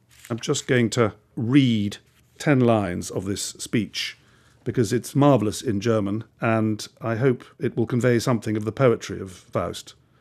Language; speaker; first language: English; native; English